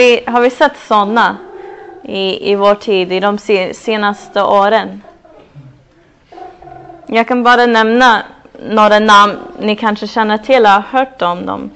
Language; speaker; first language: Swedish; non-native, fluent; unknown